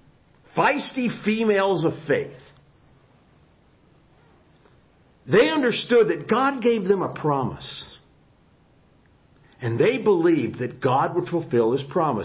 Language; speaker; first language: English; native; English